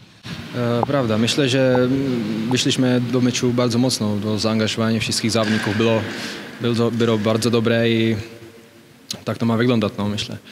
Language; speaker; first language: Polish; non-native, fluent; Czech